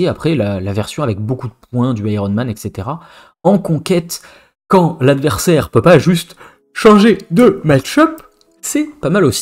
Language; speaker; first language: French; native; French